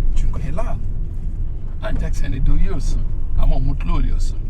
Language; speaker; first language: Turkish; non-native, fluent; Yoruba